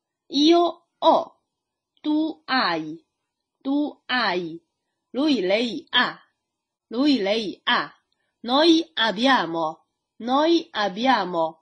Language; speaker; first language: Italian; non-native, fluent; Chinese